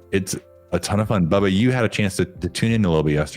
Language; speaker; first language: English; native; English